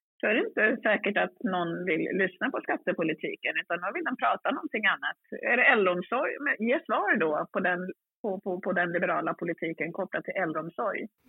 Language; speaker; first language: Swedish; early bilingual, other home language; Swahili